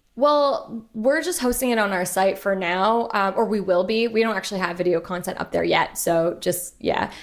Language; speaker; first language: English; native; English